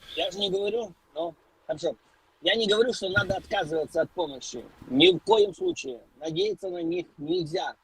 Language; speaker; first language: Russian; non-native, local second language; Ukrainian